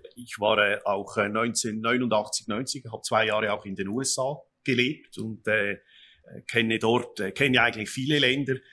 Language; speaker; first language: German; native; German